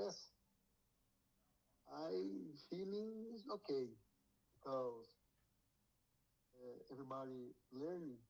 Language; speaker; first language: English; non-native, learner; Portuguese